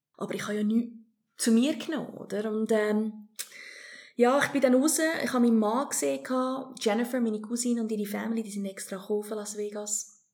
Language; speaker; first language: German; early bilingual, heritage; German